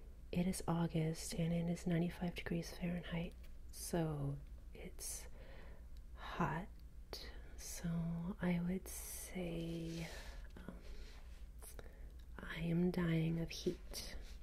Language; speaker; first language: English; native; English